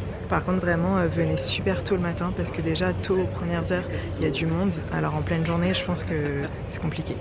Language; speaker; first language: French; native; French